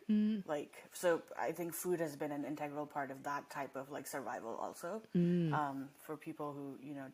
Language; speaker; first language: English; non-native, local second language; Nepali